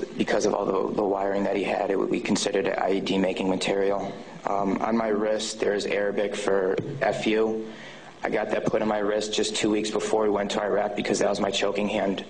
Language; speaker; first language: English; native; English